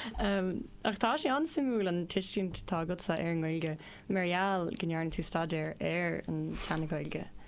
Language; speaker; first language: Irish; non-native, local second language; English